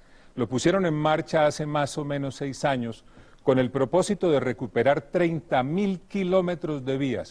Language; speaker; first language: Spanish; native; Spanish